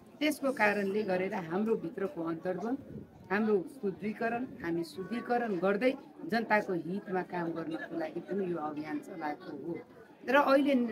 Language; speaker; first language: Nepali; non-native, local second language; Maithili